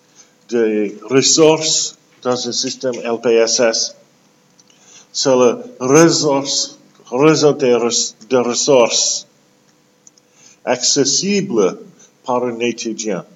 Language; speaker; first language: French; non-native, local second language; English